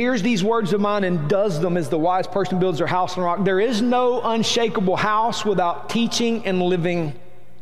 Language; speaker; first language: English; native; English